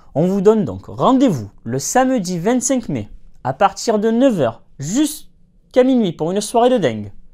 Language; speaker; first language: French; native; French